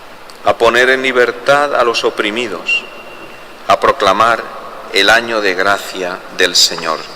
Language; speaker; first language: Spanish; native; Spanish